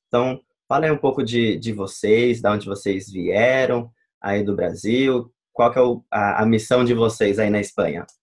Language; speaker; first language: Portuguese; native; Portuguese